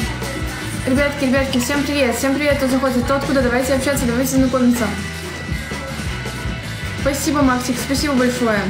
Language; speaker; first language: Russian; native; Russian